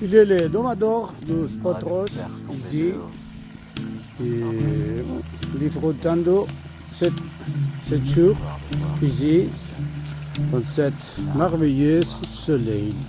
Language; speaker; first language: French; non-native, learner; Spanish